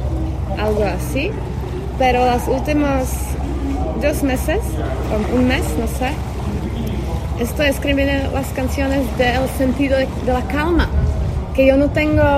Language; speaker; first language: Spanish; non-native, learner; Czech